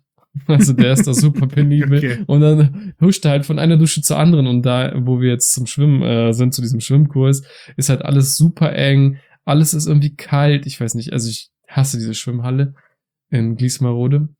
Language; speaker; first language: German; native; German